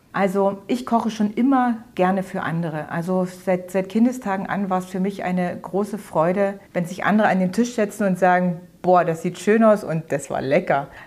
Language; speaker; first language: German; native; German